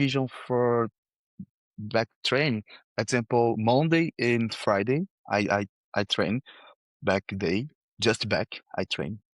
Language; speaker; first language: English; non-native, learner; Portuguese